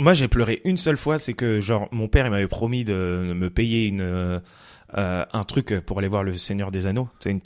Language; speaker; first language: French; native; French